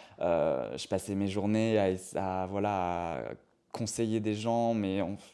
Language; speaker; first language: French; native; French